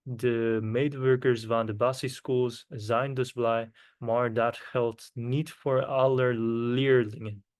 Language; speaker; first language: Dutch; non-native, learner; Korean